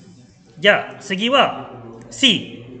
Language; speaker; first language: Japanese; non-native, fluent; Malay